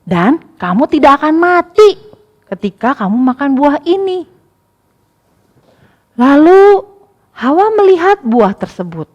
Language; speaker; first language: Indonesian; native; Indonesian